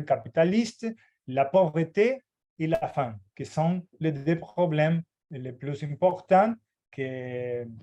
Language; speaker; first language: French; non-native, fluent; Portuguese